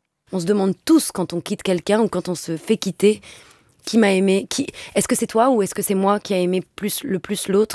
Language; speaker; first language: French; native; French